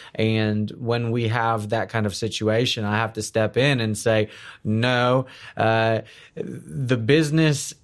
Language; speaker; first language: English; native; English